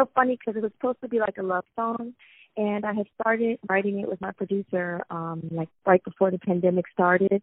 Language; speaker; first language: English; native; English